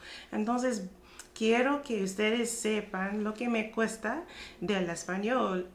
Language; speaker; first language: Spanish; non-native, fluent; English